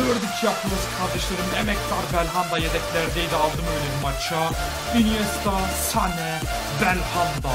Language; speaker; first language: Turkish; native; Turkish